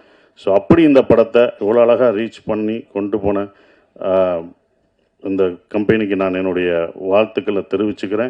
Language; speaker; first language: Tamil; native; Tamil